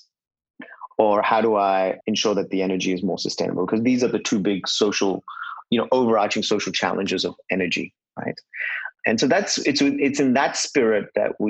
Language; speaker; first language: English; non-native, local second language; Hindi